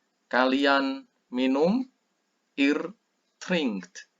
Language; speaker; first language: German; non-native, fluent; Indonesian